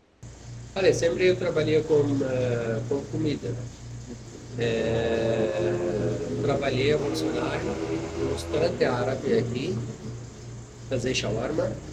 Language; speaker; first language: Portuguese; non-native, fluent; Arabic